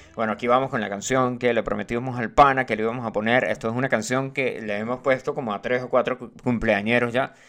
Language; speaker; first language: Spanish; native; Spanish